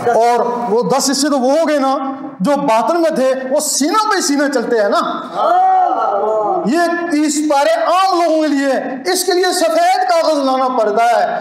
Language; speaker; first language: Urdu; non-native, local second language; Punjabi